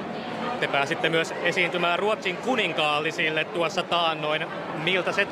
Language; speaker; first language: Finnish; native; Finnish